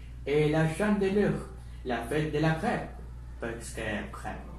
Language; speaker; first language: French; non-native, learner; Spanish